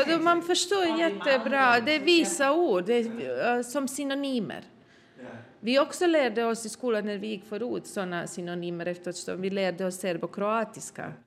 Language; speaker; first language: Swedish; non-native, fluent; Bosnian